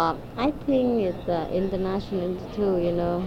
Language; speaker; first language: English; non-native, learner; Vietnamese